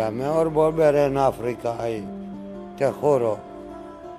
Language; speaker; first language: Spanish; non-native, learner; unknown